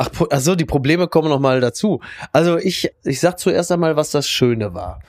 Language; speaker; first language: German; native; German